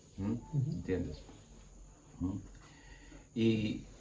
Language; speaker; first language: Spanish; non-native, learner; English